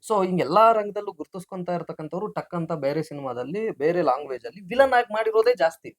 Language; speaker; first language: Kannada; native; Kannada